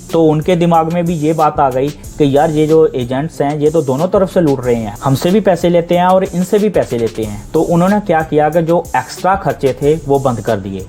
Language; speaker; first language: Hindi; non-native, local second language; Punjabi